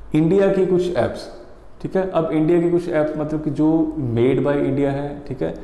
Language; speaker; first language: Hindi; native; Hindi